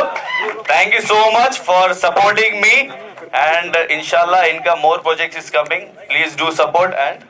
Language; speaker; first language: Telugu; non-native, learner; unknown